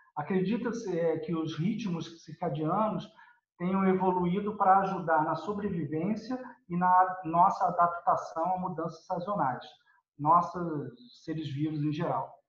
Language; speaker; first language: Portuguese; native; Portuguese